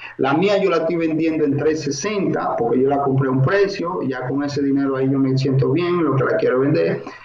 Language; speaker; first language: Spanish; native; Spanish